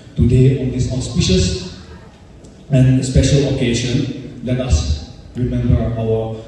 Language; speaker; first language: English; non-native, local second language; Nepali